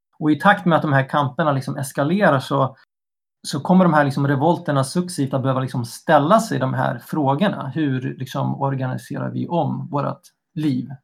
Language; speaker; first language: Swedish; native; Swedish